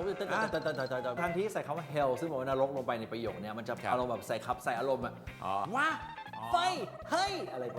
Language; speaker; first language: Thai; native; Thai